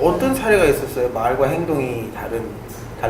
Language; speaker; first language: Korean; native; Korean